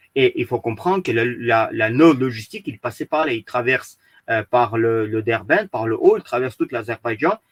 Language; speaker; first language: French; early bilingual, other home language; Azerbaijani